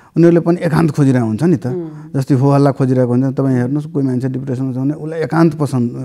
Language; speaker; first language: Nepali; non-native, local second language; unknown